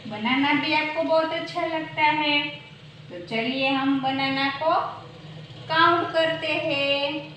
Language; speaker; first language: Hindi; non-native, local second language; Gujarati